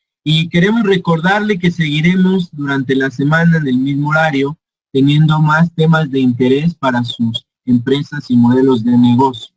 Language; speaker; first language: Spanish; native; Spanish